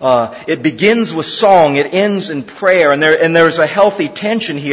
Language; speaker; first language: English; native; English